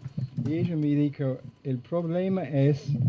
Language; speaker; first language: Spanish; non-native, fluent; English